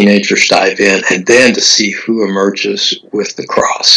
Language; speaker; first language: English; native; English